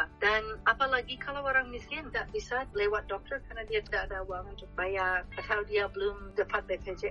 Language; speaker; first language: Indonesian; non-native, fluent; English